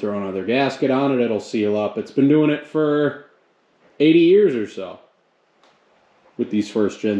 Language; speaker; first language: English; native; English